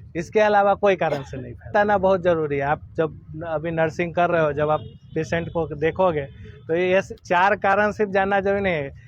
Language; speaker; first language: Hindi; non-native, local second language; Gujarati